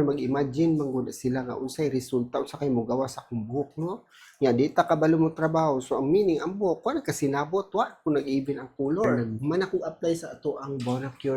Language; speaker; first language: Cebuano; native; Cebuano